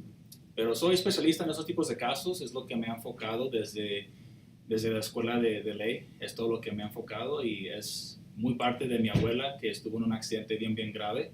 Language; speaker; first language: Spanish; early bilingual, heritage; Spanish